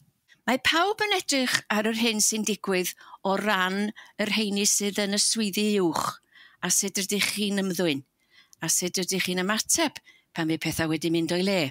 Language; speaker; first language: Welsh; native; Welsh